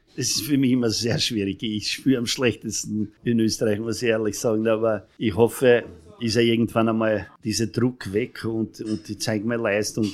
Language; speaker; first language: German; non-native, fluent; Serbian